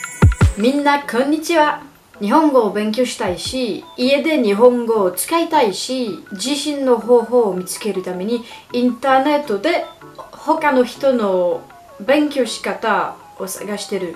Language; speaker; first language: Japanese; non-native, learner; French